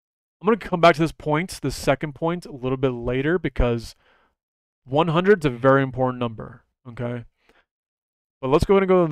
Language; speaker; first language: English; native; English